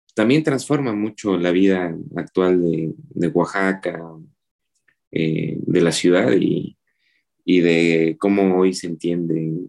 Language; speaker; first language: Spanish; native; Spanish